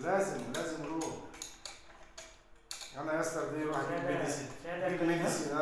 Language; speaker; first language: Arabic; non-native, learner; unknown